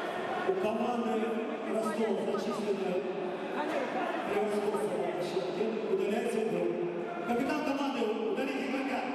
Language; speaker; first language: Russian; native; Russian